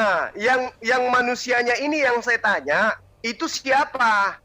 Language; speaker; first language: Indonesian; native; Indonesian